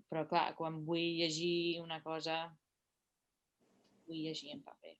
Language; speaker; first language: Catalan; non-native, fluent; English